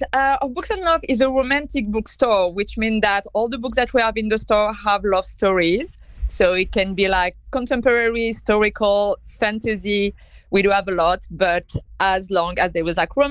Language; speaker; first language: English; non-native, fluent; French